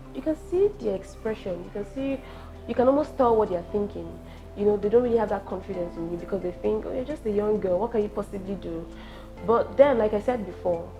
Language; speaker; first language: English; non-native, local second language; Yoruba